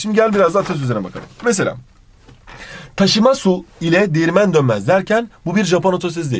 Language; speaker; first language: Turkish; native; Turkish